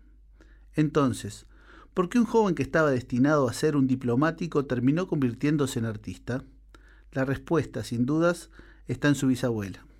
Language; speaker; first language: Spanish; native; Spanish